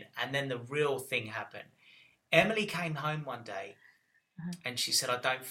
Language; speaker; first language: English; native; English